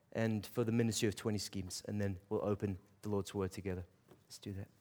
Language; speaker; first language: English; native; English